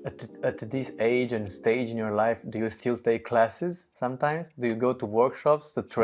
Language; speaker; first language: English; non-native, fluent; Romanian